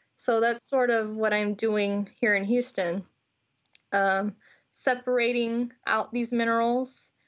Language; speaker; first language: English; native; English